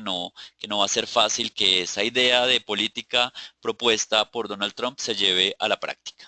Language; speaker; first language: Spanish; native; Spanish